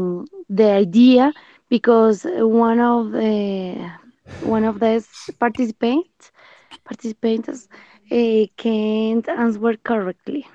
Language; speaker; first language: English; non-native, learner; Spanish